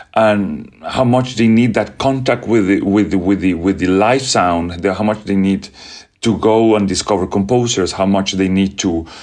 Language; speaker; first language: English; non-native, fluent; Spanish